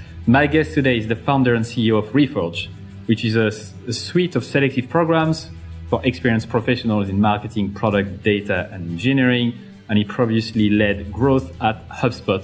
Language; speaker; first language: English; non-native, fluent; French